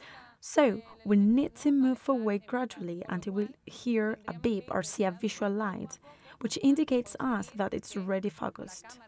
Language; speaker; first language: English; non-native, fluent; Spanish